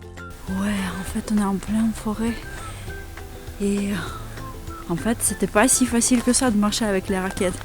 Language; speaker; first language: French; non-native, fluent; Russian